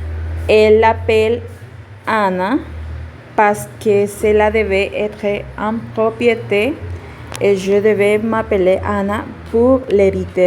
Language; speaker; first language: French; non-native, learner; Spanish